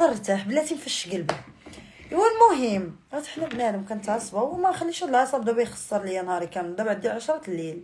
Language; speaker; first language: Arabic; native; Arabic